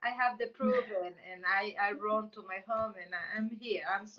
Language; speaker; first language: English; non-native, learner; Spanish